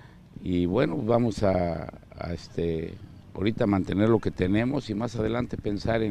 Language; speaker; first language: Spanish; native; Spanish